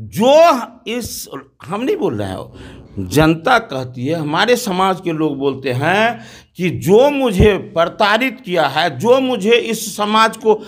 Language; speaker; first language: Hindi; native; Hindi